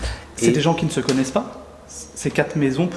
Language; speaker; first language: French; native; French